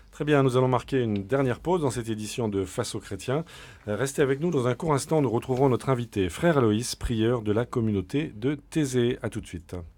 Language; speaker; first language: French; native; French